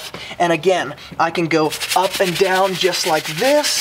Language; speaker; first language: English; native; English